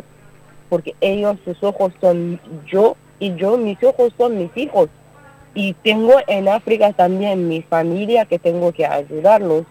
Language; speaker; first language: Spanish; non-native, learner; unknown